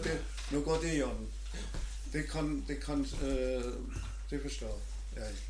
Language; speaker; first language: Norwegian; non-native, learner; German